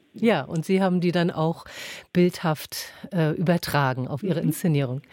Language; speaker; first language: German; native; German